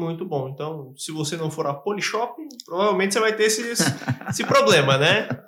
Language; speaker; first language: Portuguese; native; Portuguese